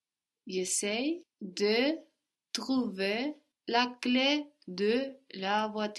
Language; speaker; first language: French; non-native, learner; English